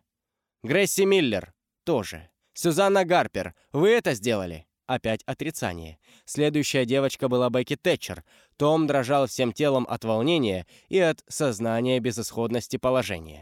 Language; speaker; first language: Russian; native; Russian